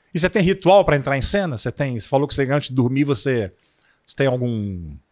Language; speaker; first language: Portuguese; native; Portuguese